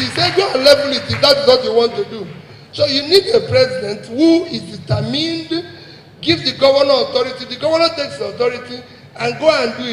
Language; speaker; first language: English; non-native, local second language; Igbo